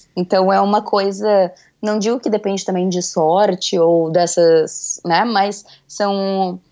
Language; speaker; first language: Portuguese; native; Portuguese